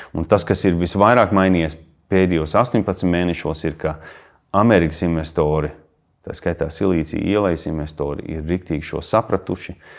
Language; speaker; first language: Latvian; early bilingual, heritage; Latvian